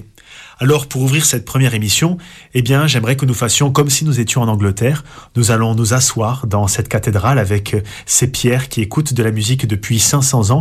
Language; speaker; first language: French; native; French